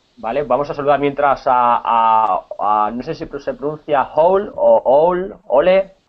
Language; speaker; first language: Spanish; native; Spanish